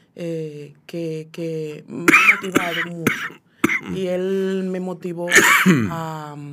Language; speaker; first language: Spanish; native; Spanish